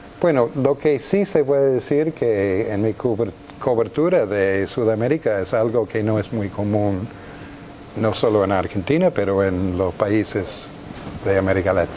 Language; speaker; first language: Spanish; non-native, fluent; English